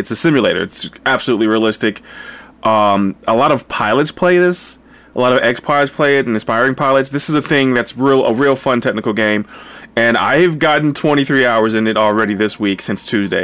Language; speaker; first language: English; native; English